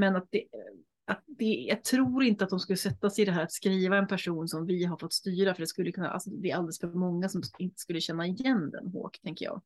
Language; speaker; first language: Swedish; native; Swedish